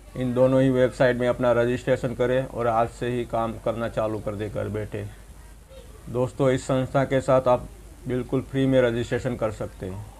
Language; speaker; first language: Hindi; non-native, local second language; Gujarati